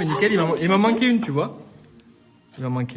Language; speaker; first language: French; native; French